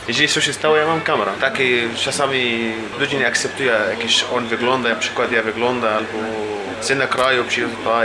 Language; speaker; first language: Polish; non-native, learner; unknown